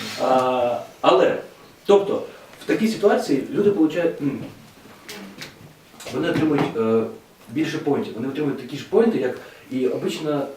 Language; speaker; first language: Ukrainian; non-native, local second language; Russian